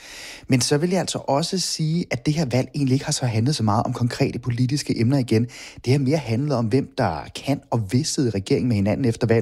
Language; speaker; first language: Danish; native; Danish